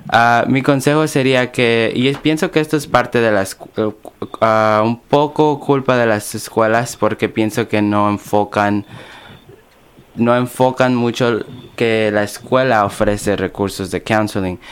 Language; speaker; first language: Spanish; early bilingual, other home language; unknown